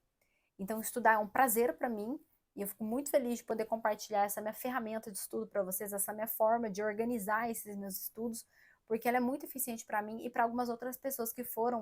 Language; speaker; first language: Portuguese; native; Portuguese